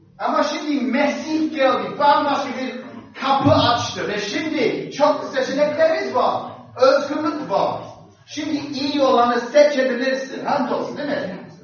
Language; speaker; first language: Turkish; non-native, fluent; English